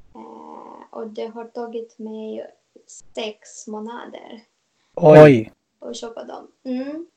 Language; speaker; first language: Swedish; non-native, fluent; Romanian